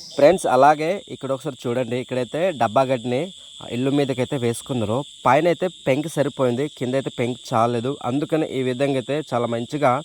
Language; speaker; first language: Telugu; non-native, local second language; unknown